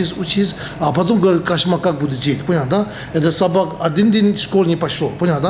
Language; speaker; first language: Russian; non-native, learner; Tibetan